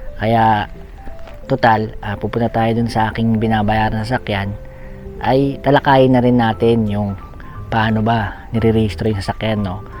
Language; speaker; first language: Filipino; native; Filipino